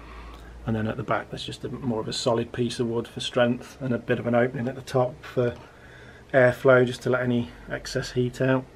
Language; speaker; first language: English; native; English